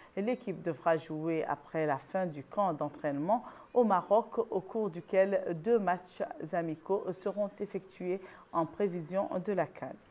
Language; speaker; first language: French; non-native, local second language; Arabic